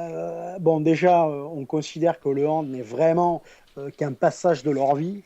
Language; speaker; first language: French; native; French